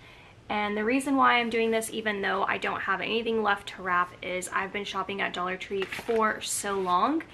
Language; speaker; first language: English; native; English